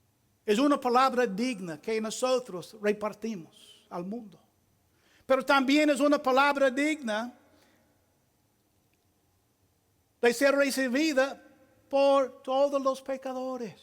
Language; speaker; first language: Spanish; non-native, fluent; English